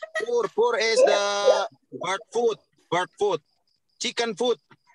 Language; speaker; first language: English; non-native, learner; Indonesian